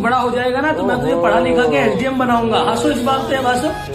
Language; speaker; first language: Hindi; native; Hindi